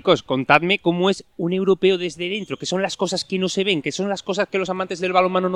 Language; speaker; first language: Spanish; native; Spanish